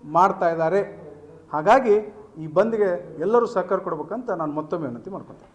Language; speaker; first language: Kannada; native; Kannada